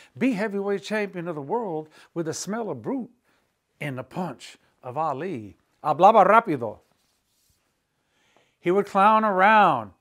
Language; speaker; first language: English; native; English